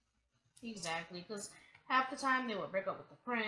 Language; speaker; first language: English; native; English